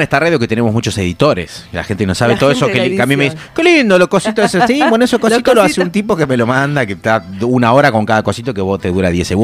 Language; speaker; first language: Spanish; native; Spanish